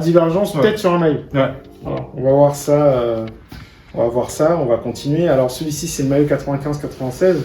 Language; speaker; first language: French; native; French